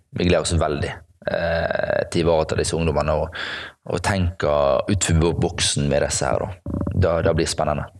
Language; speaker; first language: Norwegian; native; Norwegian